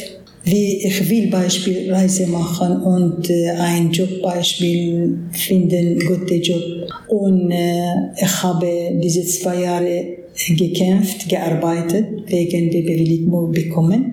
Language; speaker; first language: German; non-native, learner; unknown